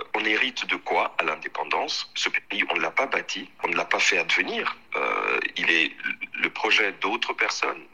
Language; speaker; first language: French; non-native, local second language; Swahili